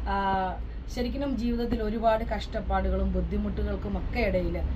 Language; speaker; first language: Malayalam; native; Malayalam